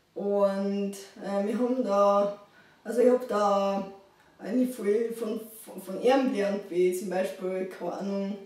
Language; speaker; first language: German; non-native, fluent; Bulgarian